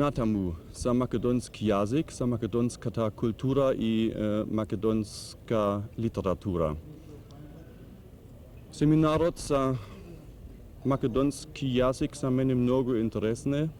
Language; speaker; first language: Macedonian; non-native, fluent; German